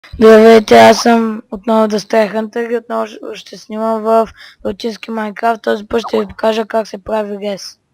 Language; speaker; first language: Bulgarian; native; Bulgarian